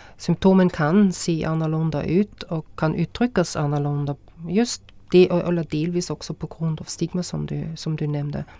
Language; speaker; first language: Swedish; non-native, fluent; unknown